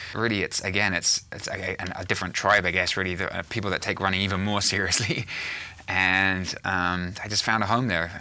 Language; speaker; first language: English; native; English